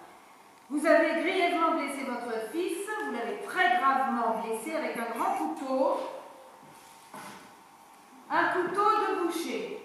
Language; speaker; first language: French; native; French